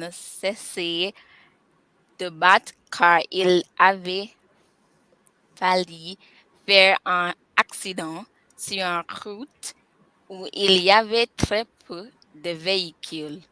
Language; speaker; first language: French; non-native, learner; English